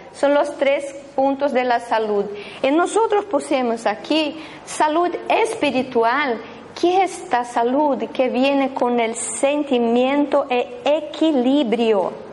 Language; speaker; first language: Spanish; non-native, fluent; Portuguese